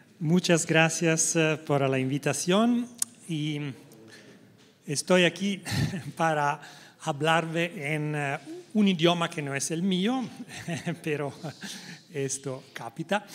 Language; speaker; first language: Spanish; non-native, learner; Italian